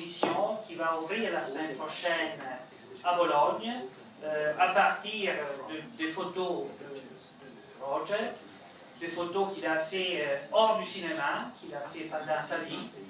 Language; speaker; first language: French; non-native, fluent; Italian